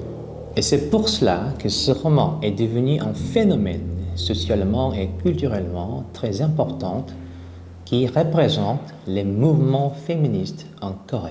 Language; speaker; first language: French; non-native, fluent; Korean